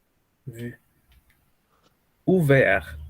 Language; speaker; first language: French; non-native, fluent; Spanish